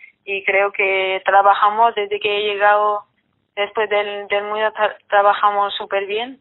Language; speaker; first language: Spanish; non-native, fluent; French